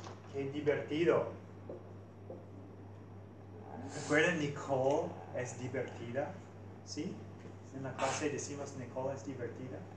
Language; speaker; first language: Spanish; non-native, fluent; English